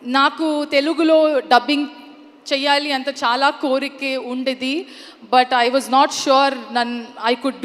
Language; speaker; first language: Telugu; non-native, learner; Kannada